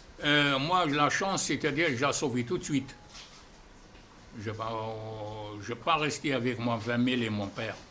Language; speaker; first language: French; non-native, fluent; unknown